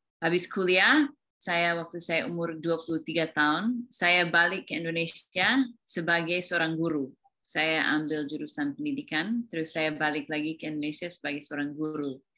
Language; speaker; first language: Indonesian; early bilingual, other home language; English